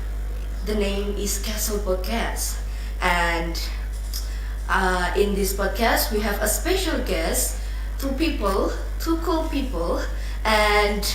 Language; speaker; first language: English; non-native, learner; Indonesian